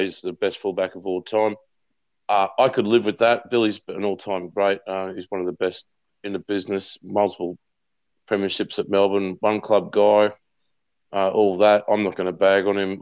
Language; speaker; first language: English; native; English